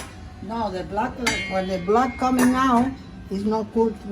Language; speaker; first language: English; non-native, learner; Spanish